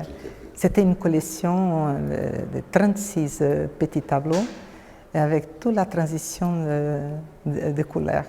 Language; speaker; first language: French; non-native, fluent; Portuguese